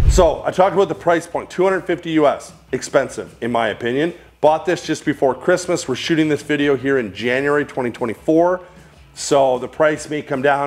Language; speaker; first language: English; native; English